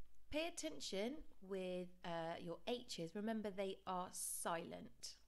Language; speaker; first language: English; native; English